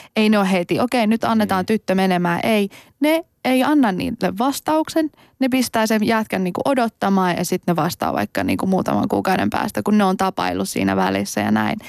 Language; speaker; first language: Finnish; early bilingual, other home language; Persian